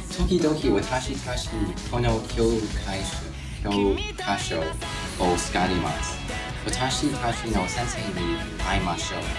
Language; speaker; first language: Japanese; non-native, learner; English